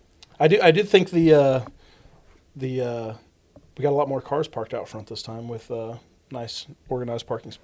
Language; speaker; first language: English; native; English